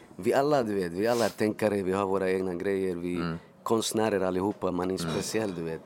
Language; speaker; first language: Swedish; early bilingual, other home language; Spanish